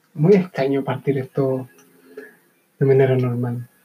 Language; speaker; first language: Spanish; native; Spanish